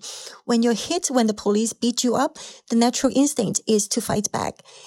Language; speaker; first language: English; non-native, local second language; Cantonese